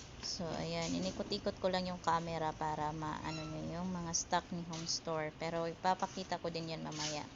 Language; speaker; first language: Filipino; non-native, local second language; Cebuano